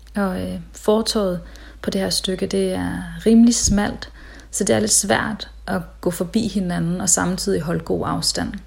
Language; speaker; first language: Danish; early bilingual, other home language; Tamil